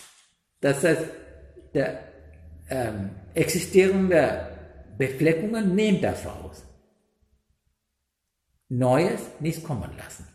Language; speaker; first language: German; non-native, learner; Sinhala